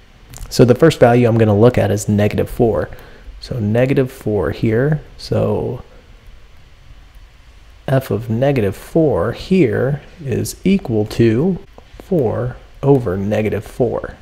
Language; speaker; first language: English; native; English